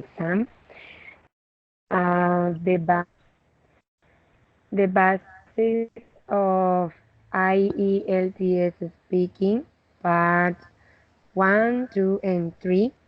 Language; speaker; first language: English; non-native, learner; Spanish